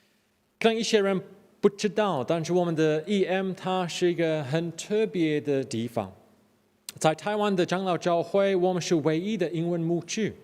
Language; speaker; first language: Chinese; non-native, fluent; English